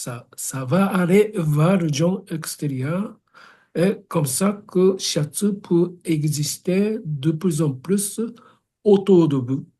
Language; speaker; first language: French; non-native, fluent; Japanese